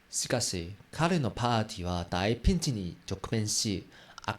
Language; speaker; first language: Japanese; non-native, learner; Chinese